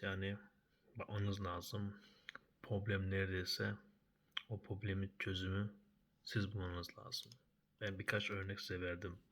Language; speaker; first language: Turkish; early bilingual, heritage; Turkish